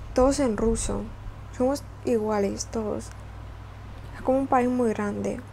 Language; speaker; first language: Spanish; non-native, fluent; Russian